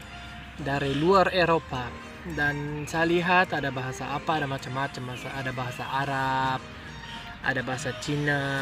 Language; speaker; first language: Indonesian; non-native, fluent; German